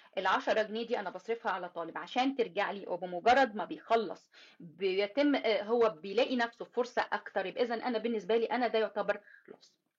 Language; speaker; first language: Arabic; native; Arabic